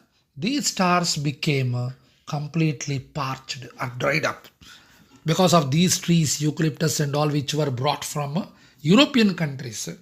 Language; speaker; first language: English; non-native, local second language; Telugu